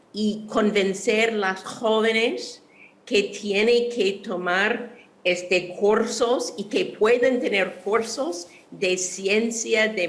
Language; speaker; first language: Spanish; non-native, fluent; English